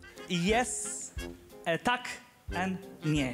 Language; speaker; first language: Polish; non-native, learner; Portuguese